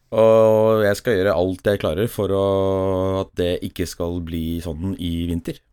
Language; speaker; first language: Norwegian; early bilingual, other home language; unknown